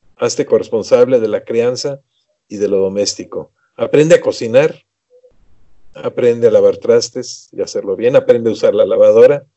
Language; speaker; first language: Spanish; native; Spanish